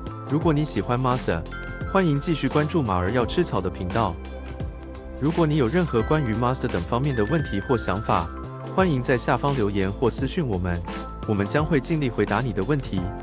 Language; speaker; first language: Chinese; native; Chinese